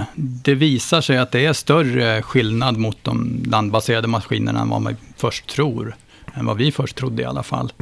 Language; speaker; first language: Swedish; native; Swedish